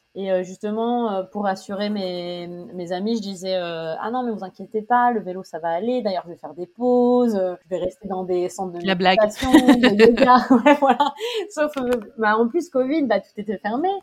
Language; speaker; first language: French; native; French